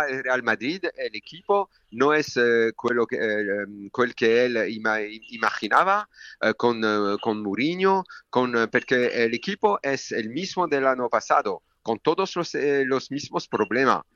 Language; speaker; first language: Spanish; non-native, learner; French